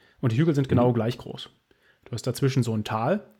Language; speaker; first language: German; native; German